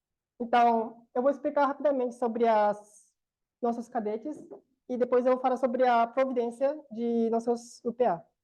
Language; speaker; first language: Portuguese; non-native, learner; Korean